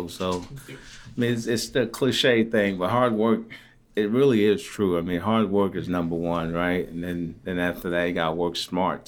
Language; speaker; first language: English; early bilingual, other home language; Haitian Creole